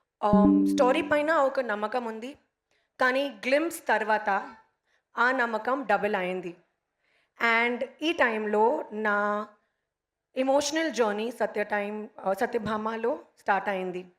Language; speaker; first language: Telugu; non-native, learner; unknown